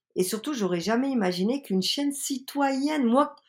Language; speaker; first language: French; native; French